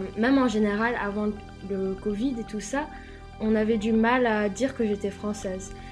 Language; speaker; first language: French; non-native, fluent; English